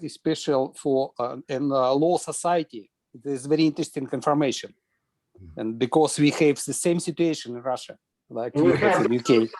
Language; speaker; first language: English; non-native, learner; Russian